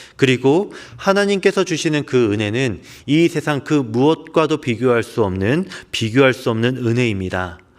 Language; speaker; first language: Korean; native; Korean